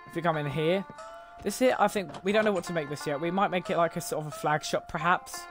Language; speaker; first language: English; native; English